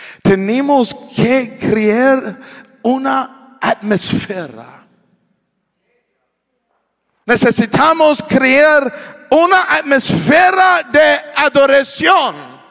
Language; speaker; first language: Spanish; non-native, learner; English